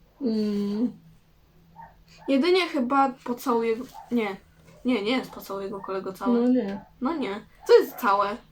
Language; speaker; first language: Polish; native; Polish